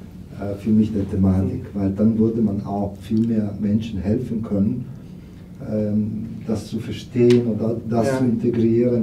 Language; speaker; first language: German; non-native, fluent; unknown